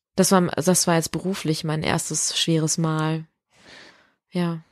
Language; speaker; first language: German; native; German